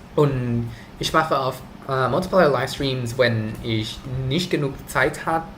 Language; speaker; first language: German; non-native, learner; Thai